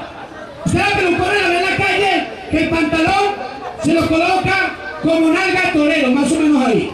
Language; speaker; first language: Spanish; native; Spanish